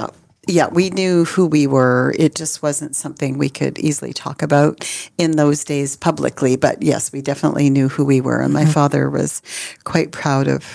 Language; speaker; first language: English; native; English